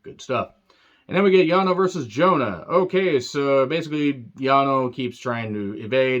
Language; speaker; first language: English; native; English